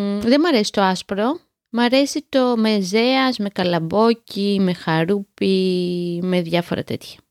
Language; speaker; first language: Greek; native; Greek